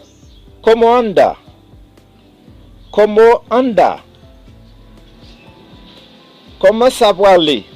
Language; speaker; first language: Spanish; non-native, fluent; Haitian Creole